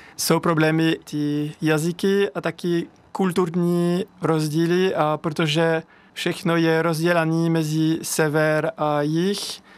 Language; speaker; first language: Czech; non-native, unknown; French